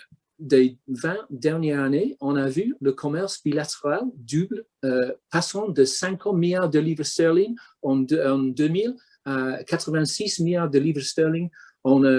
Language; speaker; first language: French; non-native, fluent; English